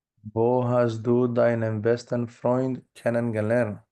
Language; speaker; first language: German; non-native, learner; Spanish